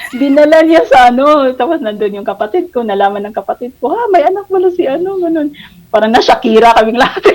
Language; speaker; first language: Filipino; non-native, local second language; Cebuano